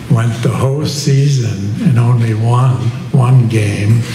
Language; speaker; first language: English; native; English